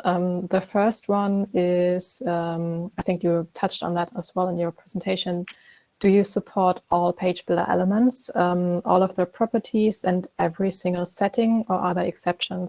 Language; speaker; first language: English; non-native, fluent; German